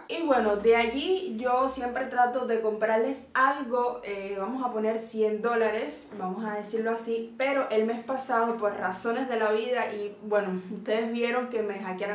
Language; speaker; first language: Spanish; native; Spanish